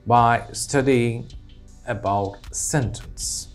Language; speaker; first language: English; non-native, local second language; Malayalam